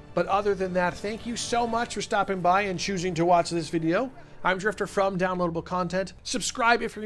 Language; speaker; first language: English; native; English